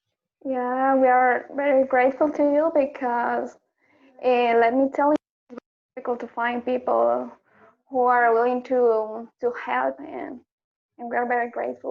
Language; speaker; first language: English; non-native, learner; Spanish